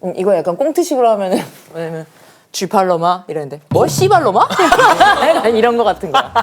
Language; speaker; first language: Korean; native; Korean